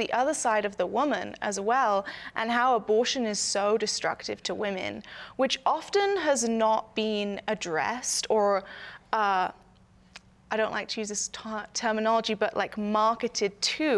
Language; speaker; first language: English; native; English